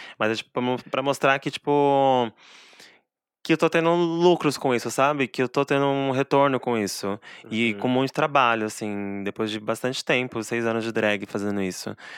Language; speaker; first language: Portuguese; native; Portuguese